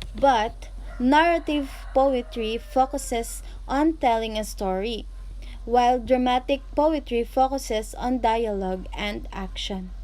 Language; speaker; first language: English; non-native, fluent; Filipino